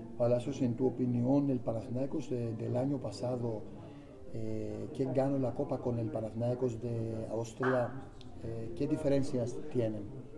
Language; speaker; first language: Spanish; non-native, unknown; Greek